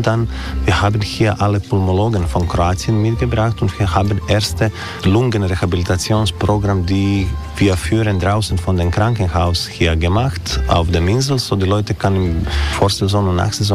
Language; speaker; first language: German; non-native, learner; Croatian